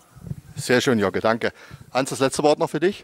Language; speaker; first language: German; native; German